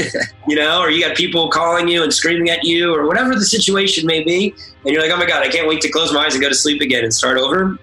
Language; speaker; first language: English; native; English